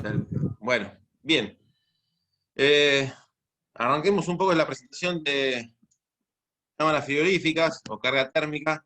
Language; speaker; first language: Spanish; native; Spanish